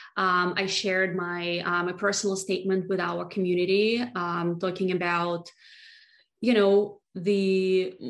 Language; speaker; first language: English; non-native, fluent; Russian